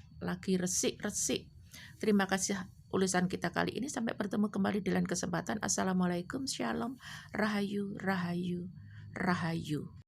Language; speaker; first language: Indonesian; non-native, local second language; Javanese